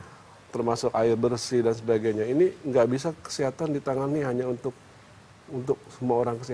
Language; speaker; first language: Indonesian; native; Indonesian